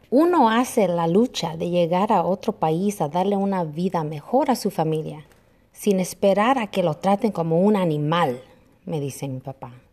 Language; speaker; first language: Spanish; early bilingual, heritage; Spanish